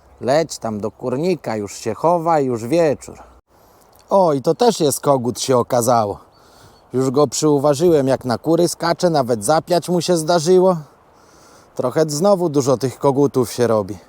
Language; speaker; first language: Polish; native; Polish